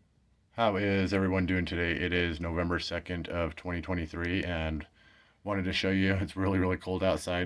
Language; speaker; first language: English; native; English